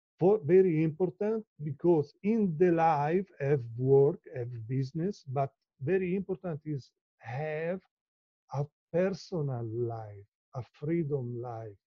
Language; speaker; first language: English; non-native, learner; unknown